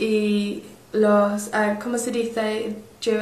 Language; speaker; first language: Spanish; non-native, learner; English